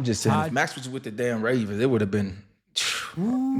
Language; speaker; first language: English; native; English